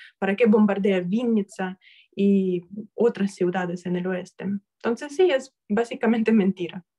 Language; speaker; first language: Spanish; non-native, fluent; Russian